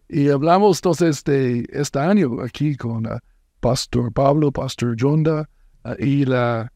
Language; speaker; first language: Spanish; non-native, fluent; English